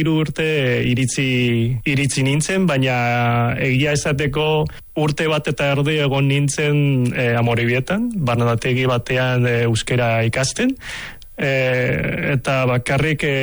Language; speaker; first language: Basque; non-native, local second language; Cantonese